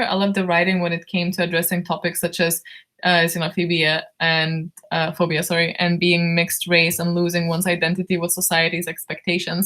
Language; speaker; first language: English; non-native, fluent; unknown